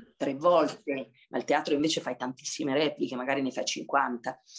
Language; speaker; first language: Italian; native; Italian